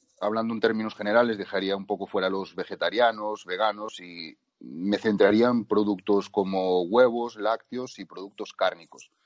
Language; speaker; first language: Spanish; native; Spanish